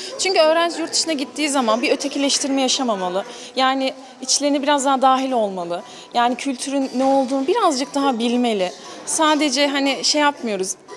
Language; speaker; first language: Turkish; early bilingual, heritage; Turkish